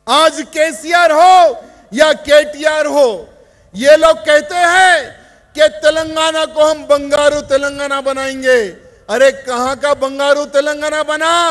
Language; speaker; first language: Hindi; native; Hindi